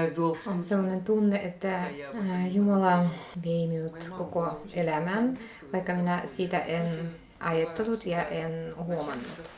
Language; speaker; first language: Finnish; non-native, fluent; Russian